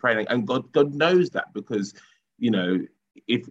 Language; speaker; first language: English; native; English